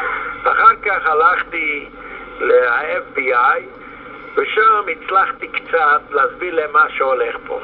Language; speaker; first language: Hebrew; non-native, fluent; Yiddish